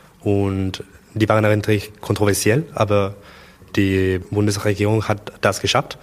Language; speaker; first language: German; non-native, learner; Spanish